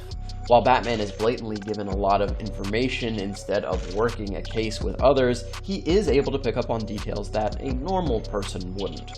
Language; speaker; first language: English; native; English